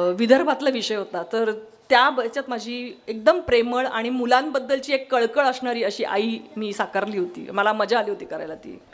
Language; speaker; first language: Marathi; non-native, local second language; Kannada